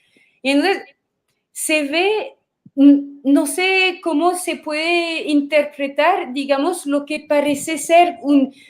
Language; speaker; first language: Spanish; non-native, fluent; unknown